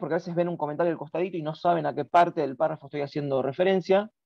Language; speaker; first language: Spanish; native; Spanish